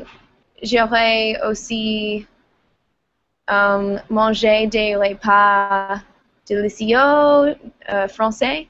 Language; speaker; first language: French; non-native, learner; English